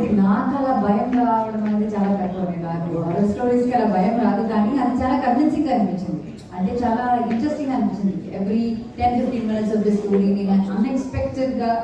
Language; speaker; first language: Telugu; non-native, fluent; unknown